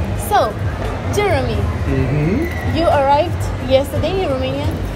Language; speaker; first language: English; non-native, fluent; Romanian